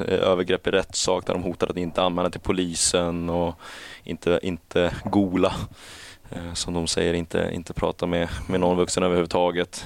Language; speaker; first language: Swedish; early bilingual, other home language; Chinese